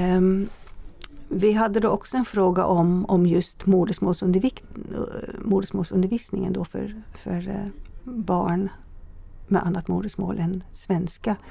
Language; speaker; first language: Swedish; native; Swedish